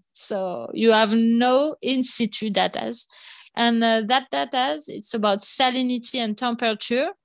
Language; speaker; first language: English; non-native, fluent; French